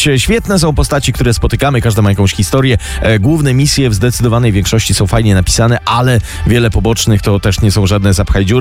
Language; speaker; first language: Polish; native; Polish